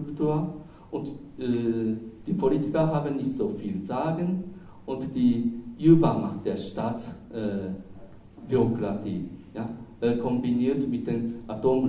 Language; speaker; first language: German; non-native, fluent; Japanese